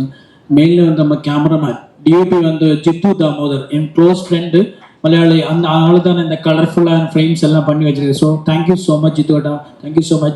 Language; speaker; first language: Tamil; non-native, learner; Malayalam